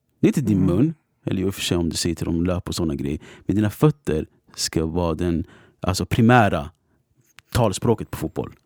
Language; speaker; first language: Swedish; native; Swedish